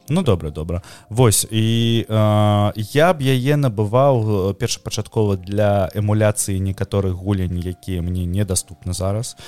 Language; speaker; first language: Belarusian; non-native, local second language; Russian